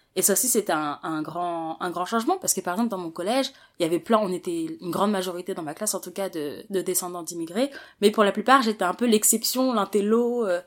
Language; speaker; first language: French; early bilingual, other home language; Wolof